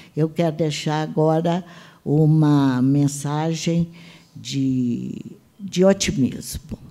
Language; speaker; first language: Portuguese; native; Portuguese